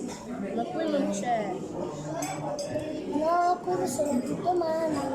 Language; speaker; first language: Italian; early bilingual, other home language; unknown